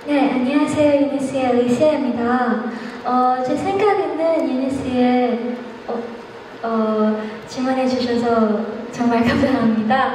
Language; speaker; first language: Korean; non-native, fluent; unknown